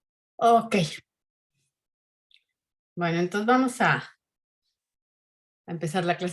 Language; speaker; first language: Spanish; native; Spanish